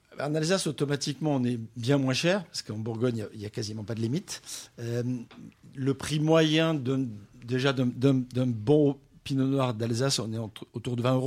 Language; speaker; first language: French; native; French